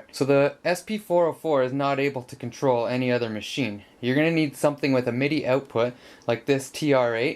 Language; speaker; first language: English; native; English